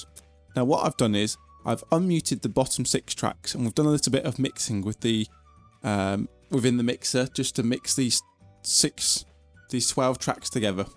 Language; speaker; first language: English; native; English